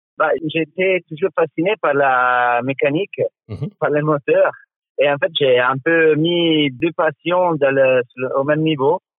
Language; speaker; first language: French; non-native, fluent; Italian